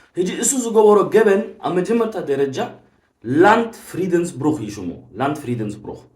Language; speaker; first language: Tigrinya; early bilingual, heritage; Tigrinya